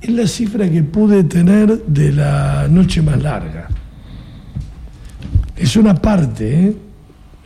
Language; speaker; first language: Spanish; native; Spanish